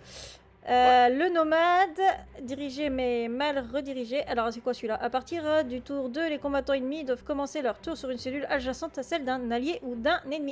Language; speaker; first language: French; native; French